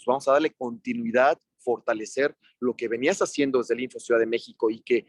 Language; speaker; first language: Spanish; native; Spanish